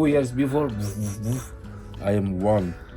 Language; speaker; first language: English; non-native, learner; Turkish